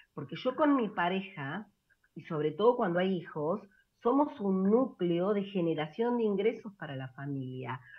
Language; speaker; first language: Spanish; native; Spanish